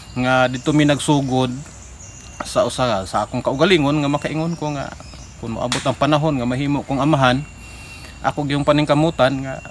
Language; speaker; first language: Cebuano; non-native, local second language; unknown